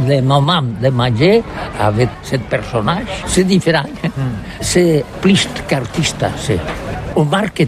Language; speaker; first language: French; non-native, learner; Catalan